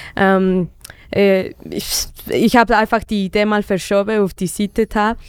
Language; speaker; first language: German; non-native, fluent; Spanish